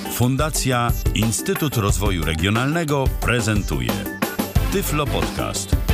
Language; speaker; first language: Polish; native; Polish